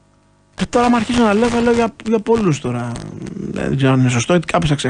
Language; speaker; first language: Greek; native; Greek